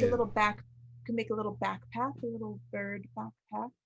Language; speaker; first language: English; native; English